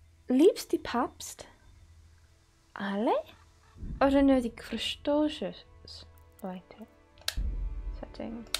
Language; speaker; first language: German; non-native, learner; English